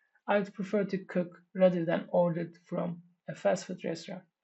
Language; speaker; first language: English; non-native, fluent; Turkish